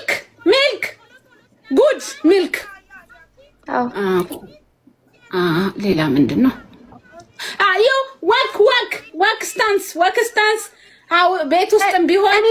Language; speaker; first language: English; non-native, learner; Amharic